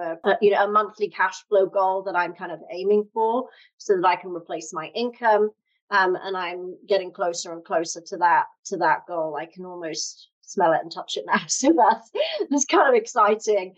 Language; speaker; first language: English; native; English